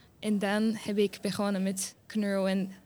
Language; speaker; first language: Dutch; non-native, learner; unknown